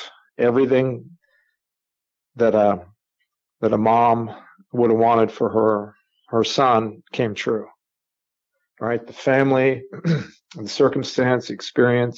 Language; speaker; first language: English; native; English